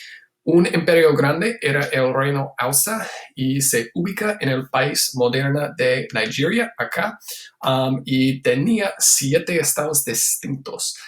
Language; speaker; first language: Spanish; non-native, fluent; English